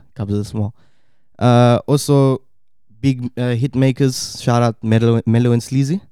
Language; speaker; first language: English; native; English